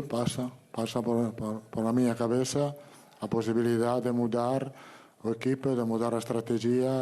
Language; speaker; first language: Portuguese; non-native, learner; Italian